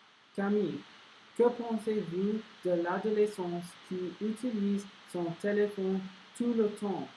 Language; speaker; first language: French; non-native, learner; English